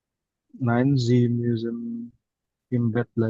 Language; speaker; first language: German; non-native, learner; Indonesian